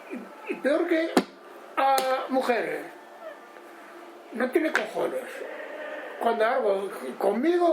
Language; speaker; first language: Spanish; non-native, learner; Japanese